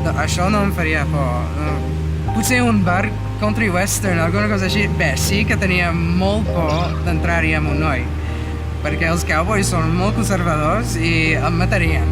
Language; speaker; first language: Catalan; non-native, fluent; English